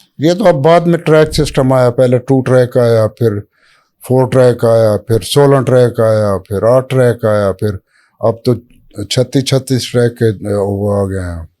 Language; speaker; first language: Urdu; non-native, local second language; Saraiki